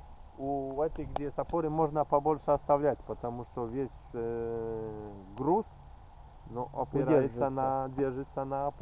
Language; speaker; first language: Russian; non-native, fluent; Polish